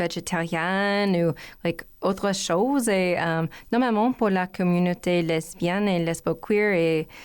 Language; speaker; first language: French; non-native, learner; English